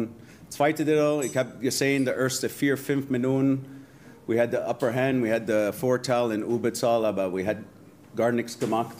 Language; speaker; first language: German; non-native, fluent; English